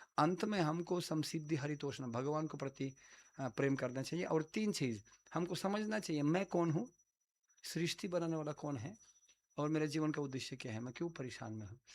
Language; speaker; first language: Hindi; non-native, fluent; Russian